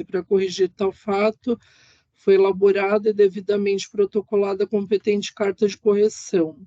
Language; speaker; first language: Portuguese; native; Portuguese